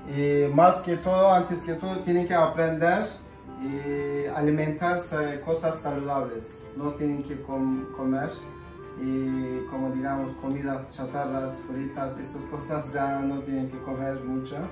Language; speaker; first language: Spanish; non-native, fluent; Turkish